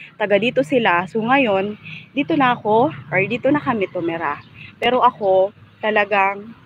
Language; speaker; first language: Filipino; non-native, local second language; Bikol